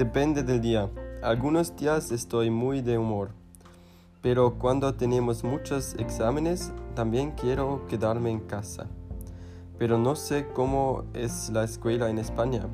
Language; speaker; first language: Spanish; non-native, learner; German